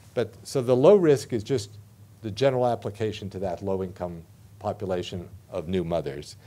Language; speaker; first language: English; native; English